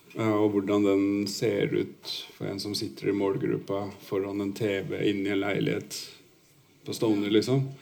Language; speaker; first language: Norwegian; early bilingual, other home language; Urdu